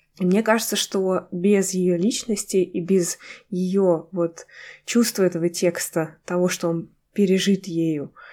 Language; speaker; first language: Russian; native; Russian